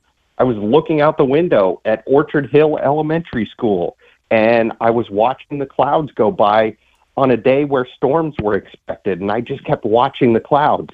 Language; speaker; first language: English; native; English